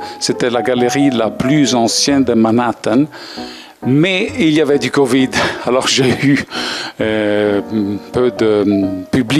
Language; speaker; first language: French; non-native, fluent; Italian